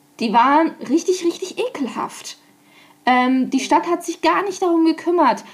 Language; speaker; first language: German; native; German